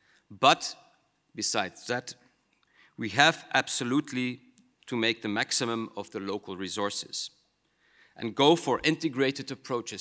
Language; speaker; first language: English; non-native, fluent; Dutch